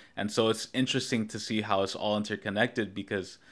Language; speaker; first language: English; native; English